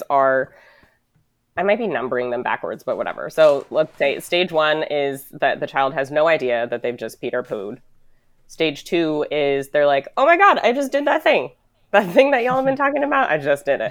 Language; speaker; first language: English; native; English